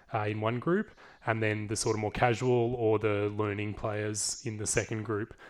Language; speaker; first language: English; native; English